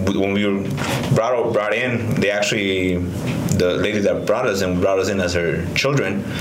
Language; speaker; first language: English; early bilingual, other home language; Spanish